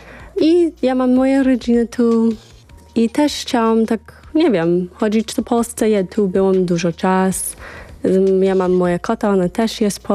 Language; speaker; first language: Polish; early bilingual, heritage; English